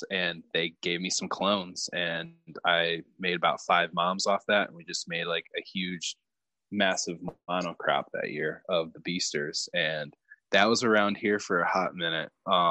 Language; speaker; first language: English; native; English